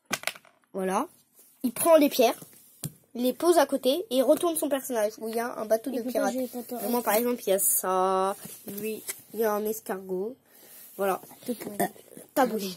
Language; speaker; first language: French; native; French